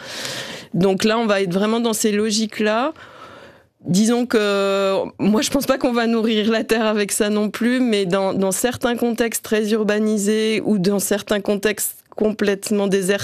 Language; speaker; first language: French; native; French